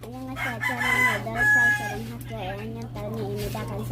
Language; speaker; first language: Korean; non-native, learner; Cebuano